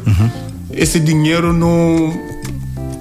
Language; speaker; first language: Portuguese; non-native, learner; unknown